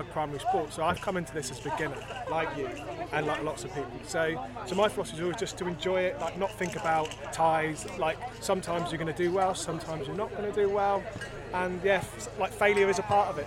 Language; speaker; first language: English; native; English